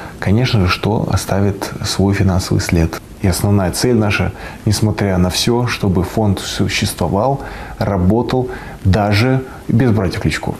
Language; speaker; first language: Russian; native; Russian